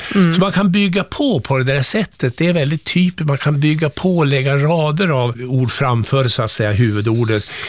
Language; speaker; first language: Swedish; native; Swedish